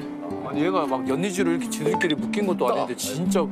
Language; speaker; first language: Korean; native; Korean